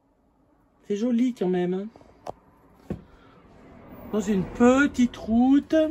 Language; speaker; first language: French; native; French